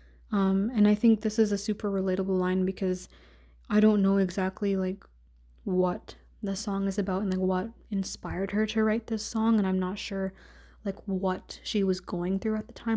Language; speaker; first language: English; native; English